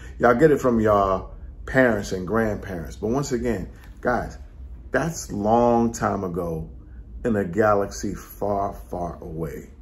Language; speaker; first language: English; native; English